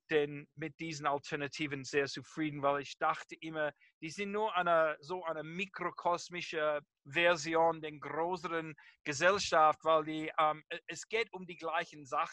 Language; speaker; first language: German; non-native, fluent; English